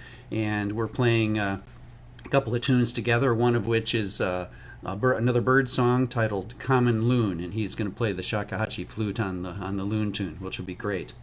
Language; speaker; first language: English; native; English